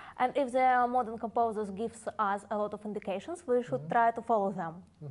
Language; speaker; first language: English; non-native, fluent; Russian